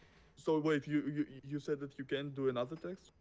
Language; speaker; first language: English; non-native, learner; Russian